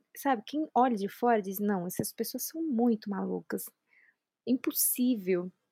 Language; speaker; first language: Portuguese; non-native, fluent; Spanish